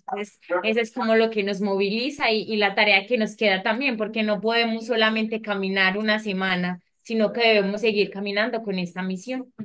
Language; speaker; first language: Spanish; native; Spanish